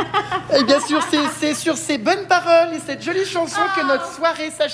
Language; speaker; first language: French; native; French